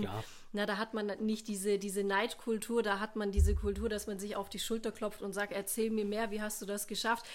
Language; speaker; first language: German; native; German